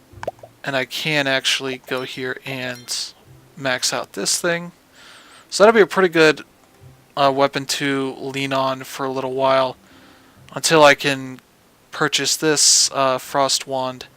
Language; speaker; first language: English; native; English